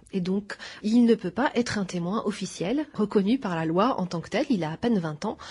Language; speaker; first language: French; native; French